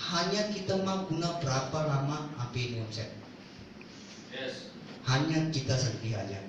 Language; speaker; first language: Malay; non-native, local second language; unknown